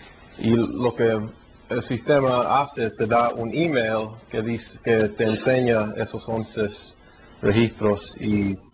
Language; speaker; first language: Spanish; early bilingual, heritage; Spanish